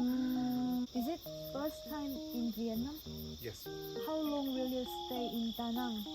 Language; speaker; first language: English; non-native, learner; Korean